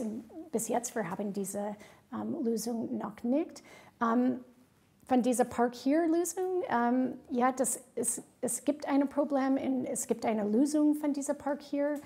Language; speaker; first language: German; non-native, fluent; English